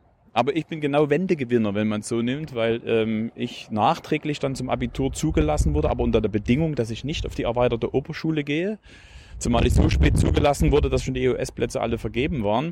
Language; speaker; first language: German; native; German